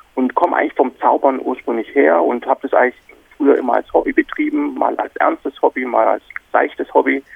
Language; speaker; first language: German; native; German